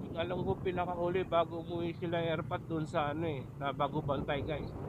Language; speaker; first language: Filipino; non-native, local second language; Iloko